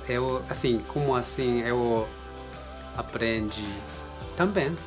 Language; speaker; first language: Portuguese; non-native, learner; Japanese